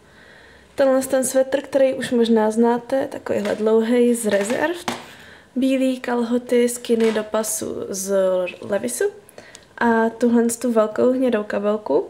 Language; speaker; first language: Czech; native; Czech